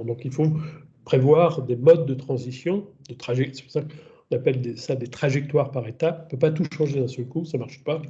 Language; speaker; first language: French; native; French